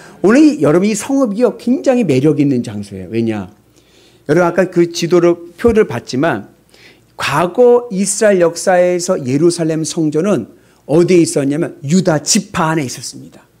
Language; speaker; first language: Korean; native; Korean